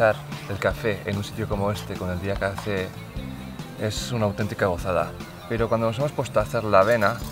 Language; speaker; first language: Spanish; native; Spanish